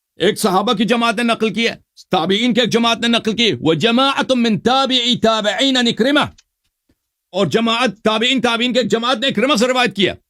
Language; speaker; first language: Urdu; non-native, fluent; Persian